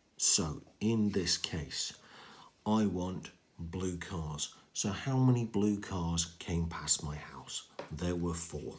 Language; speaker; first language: English; native; English